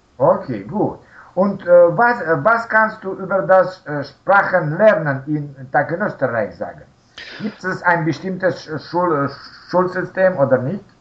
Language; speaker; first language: German; non-native, learner; Russian